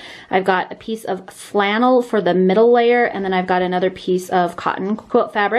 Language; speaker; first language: English; native; English